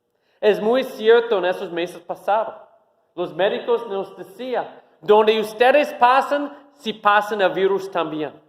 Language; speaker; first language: Spanish; non-native, fluent; English